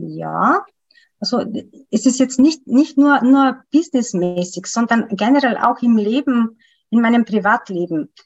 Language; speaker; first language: German; non-native, fluent; Macedonian